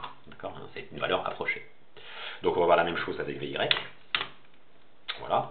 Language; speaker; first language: French; native; French